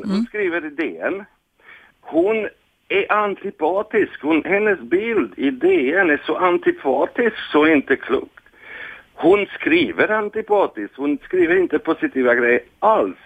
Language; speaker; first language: Swedish; non-native, fluent; Hungarian